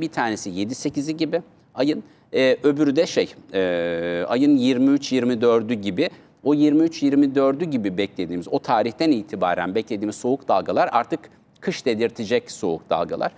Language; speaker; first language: Turkish; native; Turkish